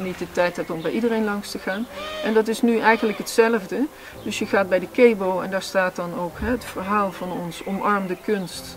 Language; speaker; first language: Dutch; native; Dutch